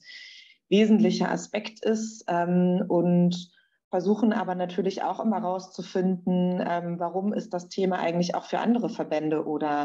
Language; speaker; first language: German; native; German